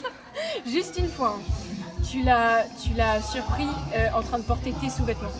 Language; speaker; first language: French; native; French